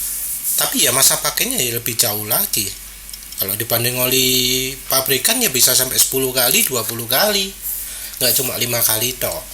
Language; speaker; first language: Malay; non-native, local second language; Javanese